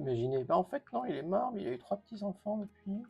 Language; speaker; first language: French; native; French